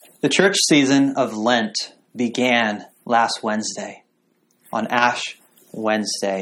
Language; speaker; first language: English; native; English